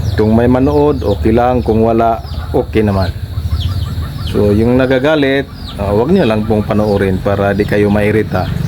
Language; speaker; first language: Filipino; non-native, local second language; Cebuano